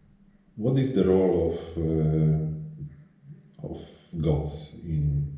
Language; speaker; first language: English; non-native, learner; Polish